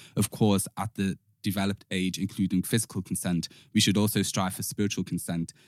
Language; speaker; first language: English; native; English